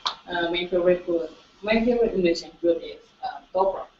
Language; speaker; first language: English; non-native, learner; Indonesian